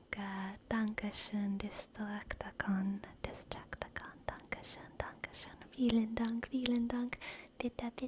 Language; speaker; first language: German; non-native, learner; English